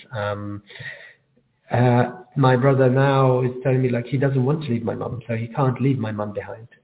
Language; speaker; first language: English; non-native, fluent; Arabic